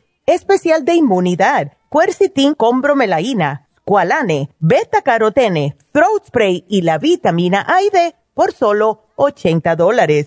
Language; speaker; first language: Spanish; native; Spanish